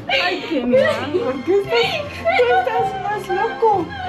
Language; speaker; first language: Spanish; native; Spanish